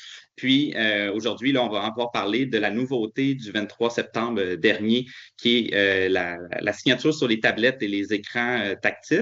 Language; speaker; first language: French; native; French